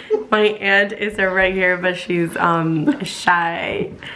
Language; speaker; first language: English; early bilingual, other home language; Spanish